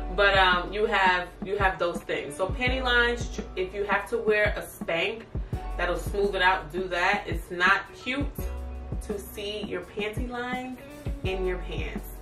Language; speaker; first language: English; native; English